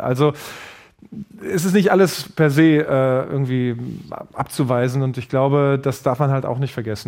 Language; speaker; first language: German; native; German